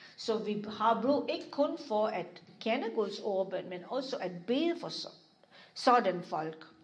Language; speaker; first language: Danish; non-native, fluent; English